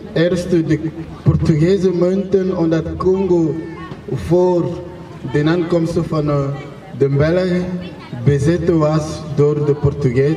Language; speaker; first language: Dutch; non-native, fluent; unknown